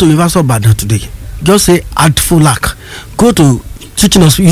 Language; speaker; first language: English; non-native, local second language; Yoruba